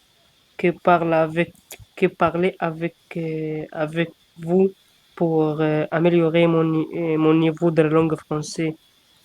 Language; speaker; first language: French; non-native, learner; Arabic